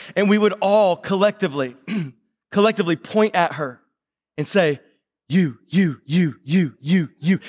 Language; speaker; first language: English; native; English